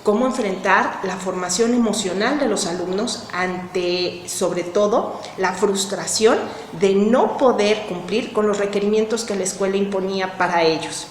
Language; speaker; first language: Spanish; native; Spanish